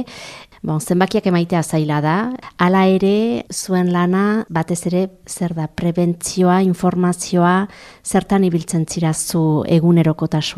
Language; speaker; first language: Basque; native; Basque